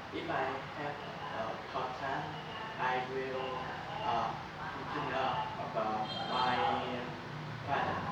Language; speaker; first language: English; non-native, learner; Vietnamese